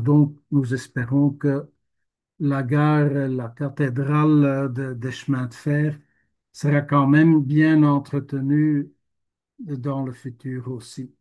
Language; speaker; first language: French; non-native, local second language; Dutch